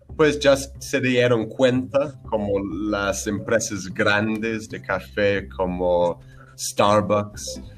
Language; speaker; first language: Spanish; non-native, fluent; English